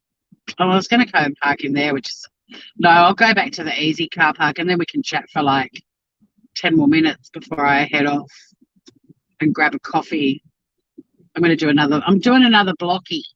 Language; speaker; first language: English; native; English